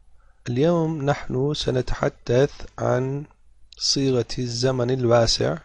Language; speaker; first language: Arabic; non-native, fluent; Turkish